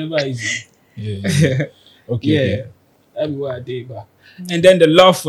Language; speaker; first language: English; non-native, local second language; Akan